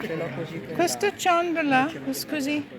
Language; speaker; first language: Italian; non-native, learner; English